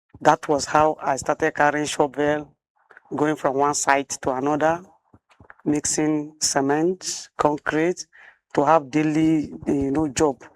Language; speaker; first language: Nigerian Pidgin; non-native, local second language; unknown